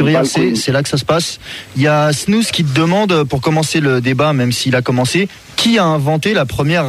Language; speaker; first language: French; native; French